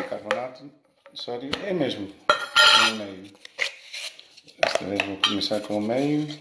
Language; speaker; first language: Portuguese; early bilingual, heritage; Portuguese